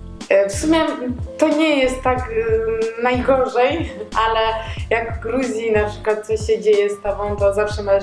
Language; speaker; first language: Polish; non-native, learner; Georgian